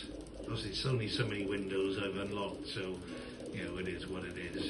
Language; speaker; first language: English; native; English